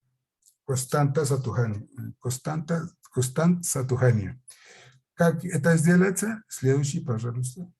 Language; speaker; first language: Russian; non-native, fluent; Spanish